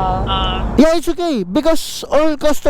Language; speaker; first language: English; non-native, learner; Filipino